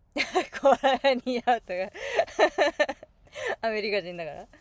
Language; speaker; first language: Japanese; non-native, fluent; English